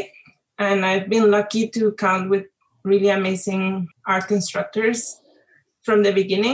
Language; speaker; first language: English; non-native, fluent; Spanish